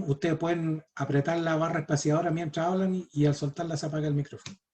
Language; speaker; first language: Spanish; native; Spanish